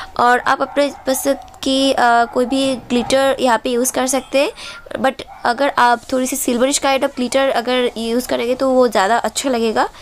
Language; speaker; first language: Hindi; non-native, local second language; Bangla